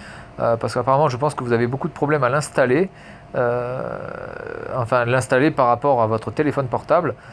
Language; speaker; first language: French; native; French